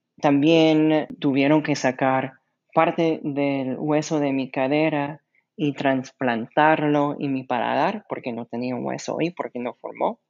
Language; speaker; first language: Spanish; non-native, fluent; English